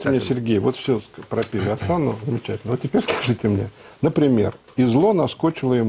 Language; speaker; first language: Russian; native; Russian